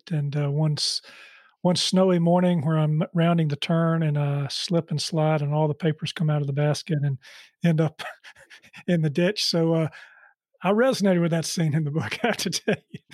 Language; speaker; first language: English; native; English